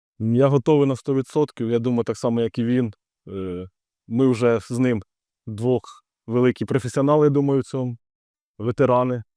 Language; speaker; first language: Ukrainian; non-native, local second language; Russian